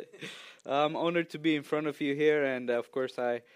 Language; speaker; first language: English; non-native, fluent; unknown